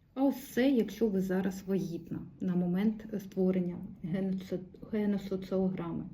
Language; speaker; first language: Ukrainian; non-native, local second language; Russian